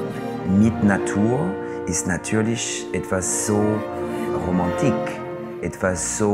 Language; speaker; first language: German; non-native, local second language; French